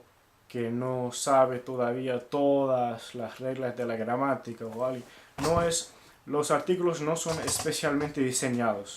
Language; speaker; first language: Spanish; non-native, fluent; English